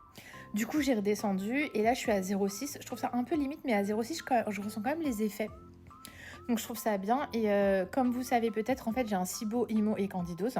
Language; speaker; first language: French; native; French